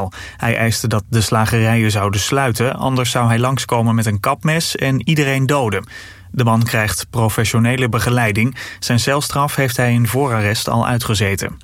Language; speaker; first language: Dutch; native; Dutch